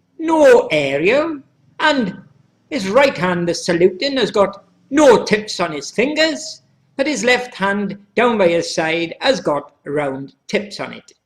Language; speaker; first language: English; native; English